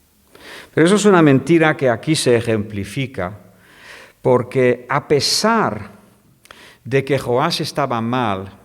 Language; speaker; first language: Spanish; non-native, fluent; French